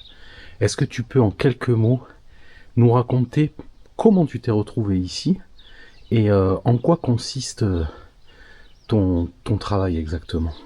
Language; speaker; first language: French; native; French